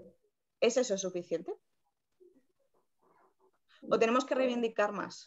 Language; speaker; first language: Spanish; native; Spanish